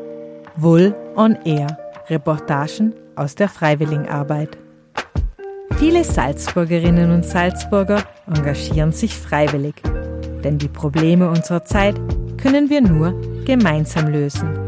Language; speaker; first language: German; native; German